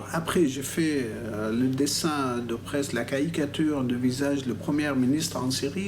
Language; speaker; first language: French; non-native, fluent; Arabic